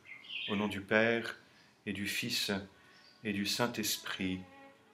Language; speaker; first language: French; native; French